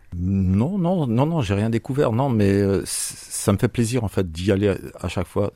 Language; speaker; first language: French; native; French